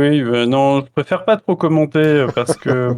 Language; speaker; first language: French; native; French